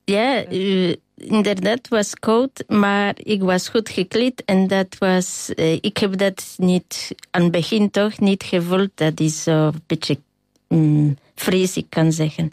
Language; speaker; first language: Dutch; non-native, fluent; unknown